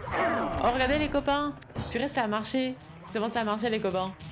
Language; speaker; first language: French; native; French